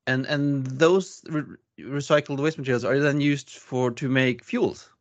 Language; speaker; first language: English; non-native, fluent; Norwegian